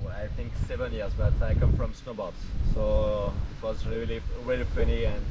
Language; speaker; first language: English; non-native, learner; French